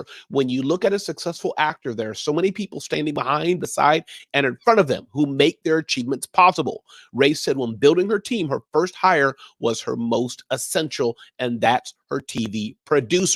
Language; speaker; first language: English; native; English